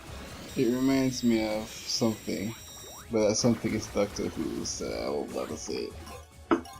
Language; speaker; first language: English; native; English